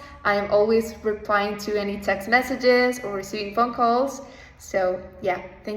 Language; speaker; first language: English; non-native, fluent; Spanish